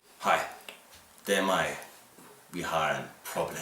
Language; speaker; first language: Danish; non-native, learner; Icelandic